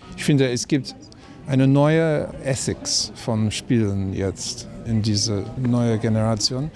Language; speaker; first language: German; non-native, fluent; English